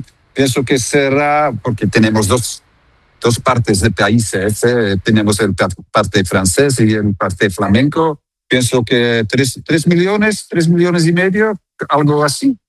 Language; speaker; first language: Spanish; non-native, fluent; Dutch